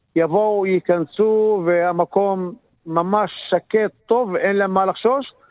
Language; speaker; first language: Hebrew; non-native, local second language; Arabic